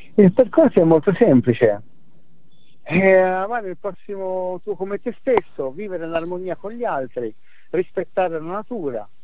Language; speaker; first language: Italian; native; Italian